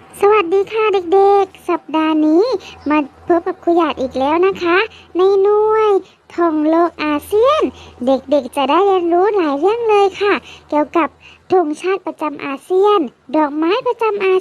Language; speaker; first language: Thai; native; Thai